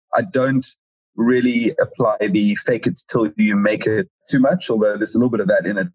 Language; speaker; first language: English; native; English